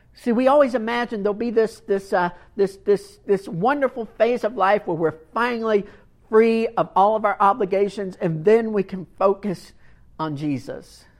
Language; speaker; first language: English; native; English